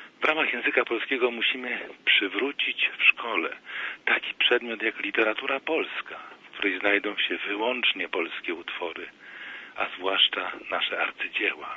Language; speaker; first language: Polish; native; Polish